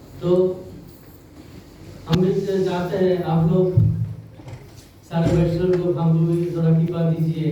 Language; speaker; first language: Hindi; non-native, local second language; Bangla